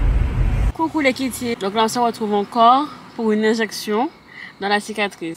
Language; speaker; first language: French; native; French